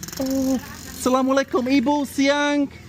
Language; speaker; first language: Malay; non-native, learner; Ukrainian